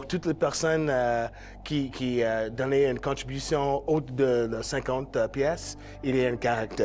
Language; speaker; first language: French; non-native, local second language; English